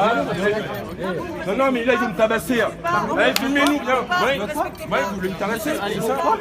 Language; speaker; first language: French; native; French